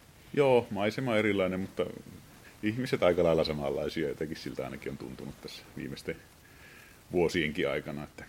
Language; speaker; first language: Finnish; native; Finnish